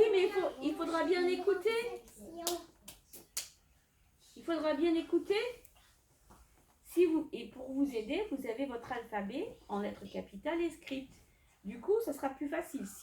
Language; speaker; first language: French; native; French